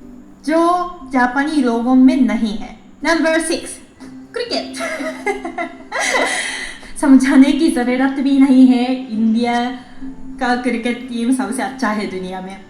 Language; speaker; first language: Hindi; non-native, fluent; Japanese